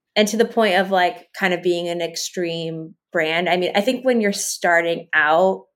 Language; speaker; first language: English; native; English